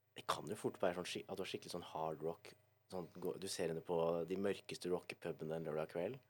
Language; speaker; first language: Norwegian; native; Norwegian